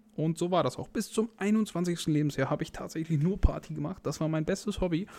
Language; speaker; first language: German; native; German